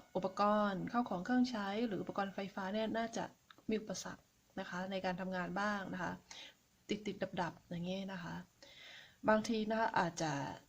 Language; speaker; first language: Thai; native; Thai